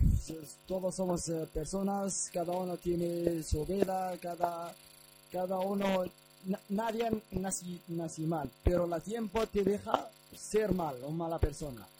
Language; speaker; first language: Spanish; non-native, learner; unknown